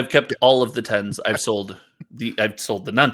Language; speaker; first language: English; native; English